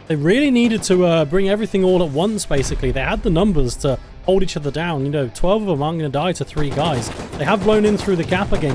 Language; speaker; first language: English; native; English